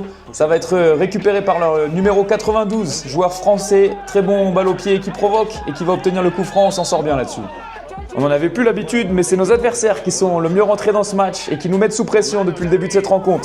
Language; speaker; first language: French; native; French